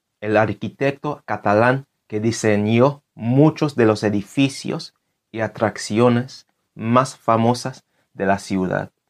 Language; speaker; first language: Spanish; non-native, fluent; English